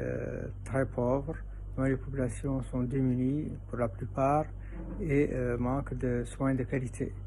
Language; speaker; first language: French; non-native, local second language; Arabic